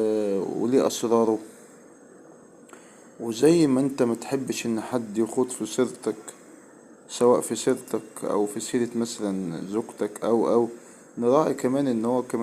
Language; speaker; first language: Arabic; native; Arabic